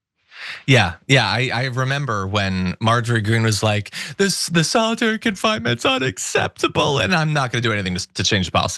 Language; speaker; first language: English; native; English